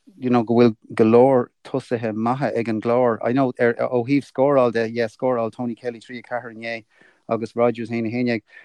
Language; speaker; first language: Irish; native; Irish